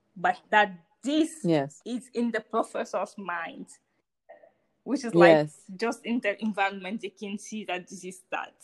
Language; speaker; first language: English; non-native, fluent; Hausa